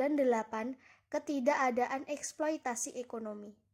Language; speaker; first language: Indonesian; native; Indonesian